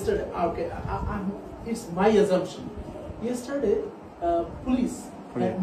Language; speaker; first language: English; non-native, fluent; Bangla